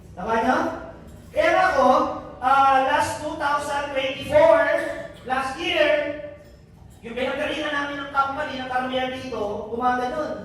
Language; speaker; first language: Filipino; non-native, local second language; Bikol